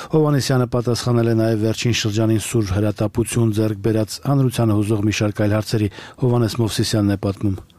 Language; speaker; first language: Armenian; native; Armenian